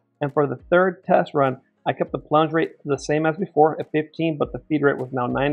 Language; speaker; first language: English; native; English